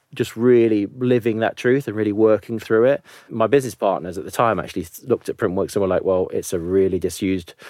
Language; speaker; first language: English; native; English